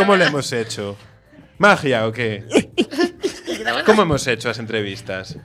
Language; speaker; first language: Spanish; native; Spanish